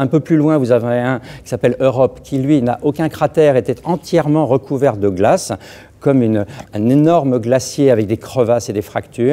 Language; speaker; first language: French; native; French